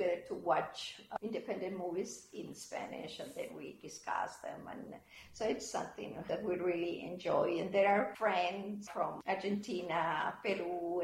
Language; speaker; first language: English; non-native, fluent; Spanish